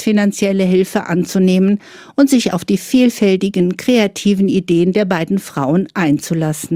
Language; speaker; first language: German; native; German